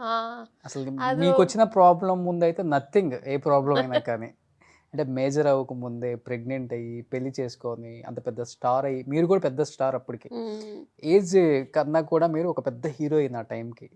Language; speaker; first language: Telugu; native; Telugu